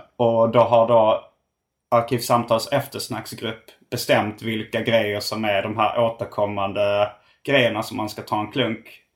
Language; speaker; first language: Swedish; native; Swedish